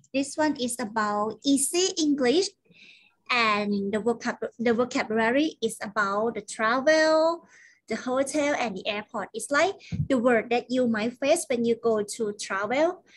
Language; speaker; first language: English; non-native, fluent; Thai